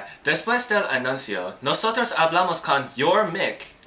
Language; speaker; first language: Spanish; non-native, learner; English